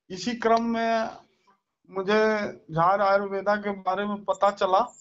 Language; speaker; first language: Hindi; native; Hindi